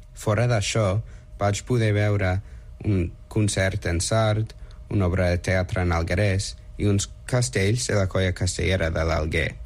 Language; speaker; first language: Catalan; non-native, fluent; English